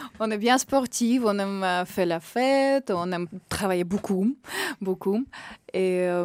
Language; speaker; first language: French; non-native, fluent; Russian